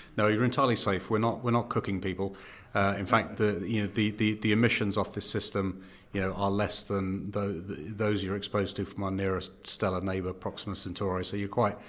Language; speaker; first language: English; native; English